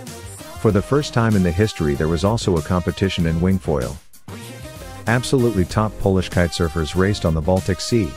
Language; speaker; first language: English; non-native, fluent; Polish